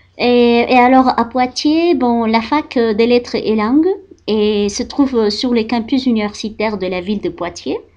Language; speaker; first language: French; non-native, fluent; Spanish